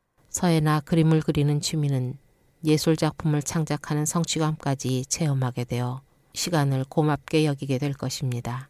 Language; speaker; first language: Korean; native; Korean